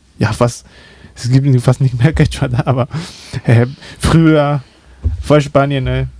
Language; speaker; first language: German; non-native, learner; Spanish